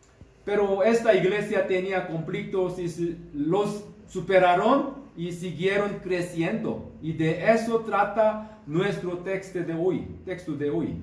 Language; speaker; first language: Spanish; non-native, fluent; Korean